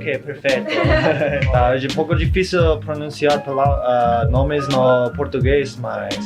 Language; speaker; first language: Portuguese; non-native, learner; English